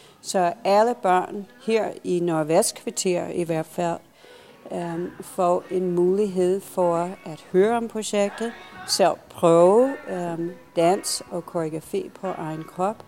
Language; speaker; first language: Danish; non-native, fluent; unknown